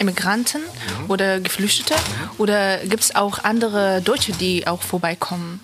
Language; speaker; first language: German; non-native, fluent; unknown